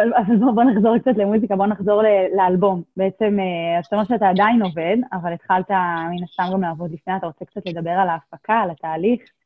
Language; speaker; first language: Hebrew; native; Hebrew